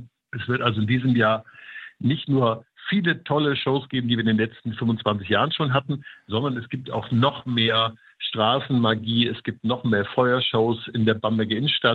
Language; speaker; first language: German; native; German